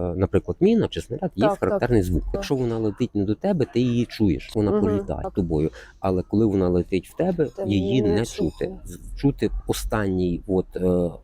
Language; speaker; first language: Ukrainian; native; Ukrainian